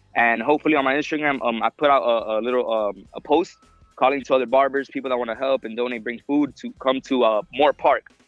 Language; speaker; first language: Spanish; early bilingual, heritage; Spanish